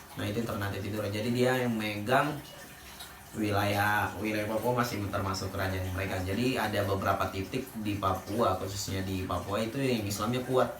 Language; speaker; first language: Indonesian; native; Indonesian